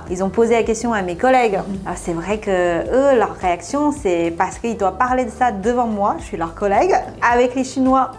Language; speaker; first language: French; non-native, fluent; Chinese